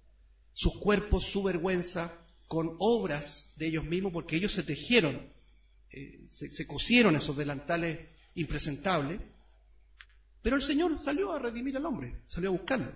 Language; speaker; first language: Spanish; native; Spanish